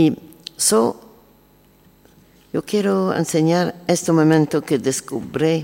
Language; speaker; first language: Spanish; non-native, learner; French